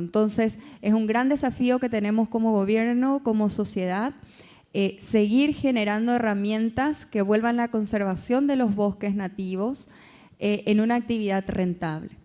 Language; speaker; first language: Spanish; native; Spanish